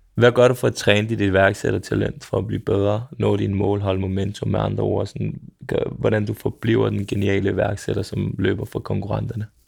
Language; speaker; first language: Danish; early bilingual, other home language; Serbian